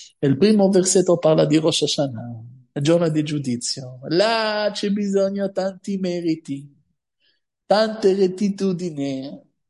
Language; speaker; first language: Italian; non-native, fluent; Hebrew